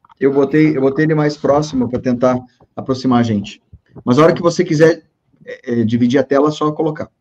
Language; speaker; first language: Portuguese; native; Portuguese